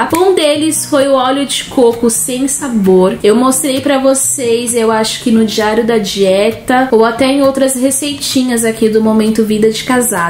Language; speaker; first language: Portuguese; native; Portuguese